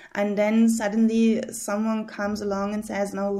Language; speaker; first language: English; early bilingual, heritage; German